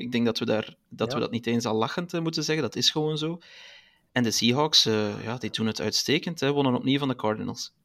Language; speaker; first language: Dutch; native; Dutch